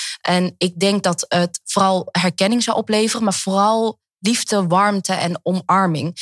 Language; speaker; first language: Dutch; early bilingual, other home language; Vietnamese